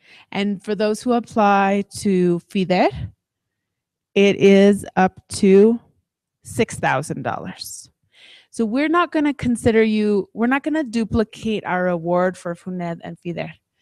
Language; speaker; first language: English; native; English